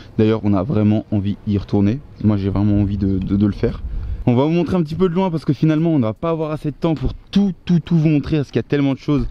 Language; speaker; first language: French; native; French